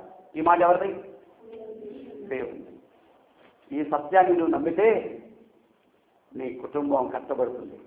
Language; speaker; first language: Telugu; native; Telugu